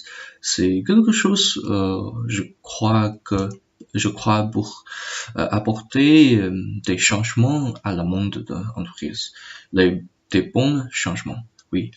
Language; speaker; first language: French; non-native, learner; Chinese